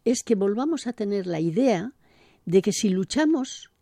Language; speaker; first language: Spanish; native; Spanish